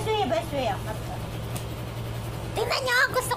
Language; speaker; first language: Filipino; non-native, local second language; Iloko